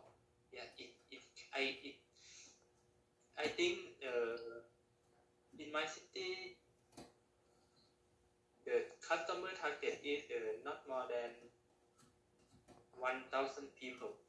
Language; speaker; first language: English; non-native, learner; Thai